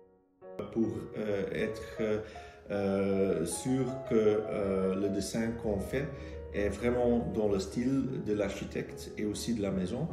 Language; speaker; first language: French; non-native, local second language; Dutch